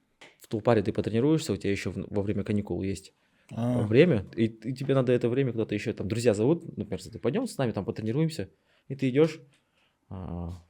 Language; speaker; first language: Russian; native; Russian